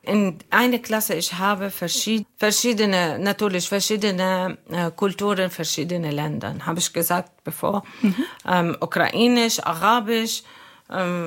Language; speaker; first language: German; non-native, learner; Arabic